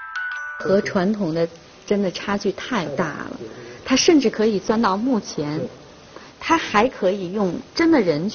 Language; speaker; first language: Chinese; native; Chinese